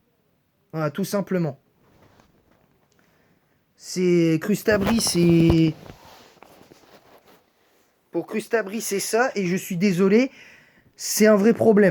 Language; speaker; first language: French; native; French